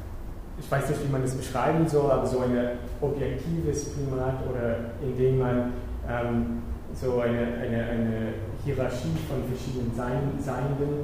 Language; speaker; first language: German; non-native, fluent; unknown